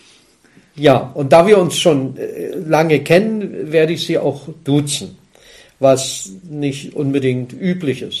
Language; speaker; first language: German; native; German